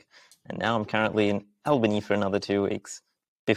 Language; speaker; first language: English; early bilingual, other home language; Sinhala